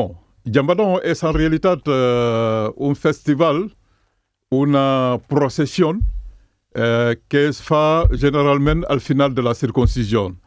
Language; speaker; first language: Catalan; non-native, fluent; Mandingo